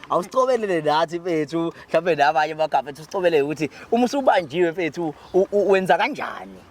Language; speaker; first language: Zulu; native; Zulu